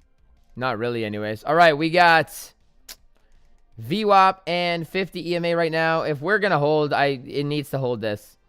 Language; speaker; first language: English; native; English